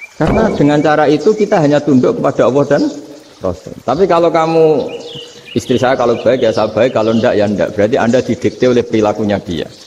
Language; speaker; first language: Indonesian; non-native, local second language; Javanese